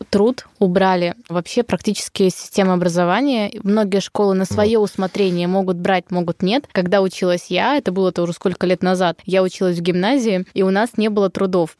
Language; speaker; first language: Russian; native; Russian